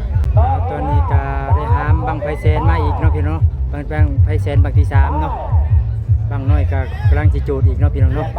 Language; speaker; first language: Thai; non-native, local second language; Lao